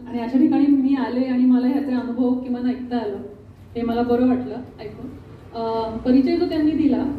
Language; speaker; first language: Marathi; native; Marathi